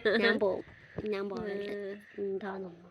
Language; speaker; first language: Malayalam; early bilingual, other home language; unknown